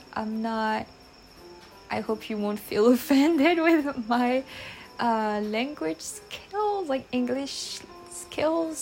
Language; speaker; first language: English; non-native, fluent; French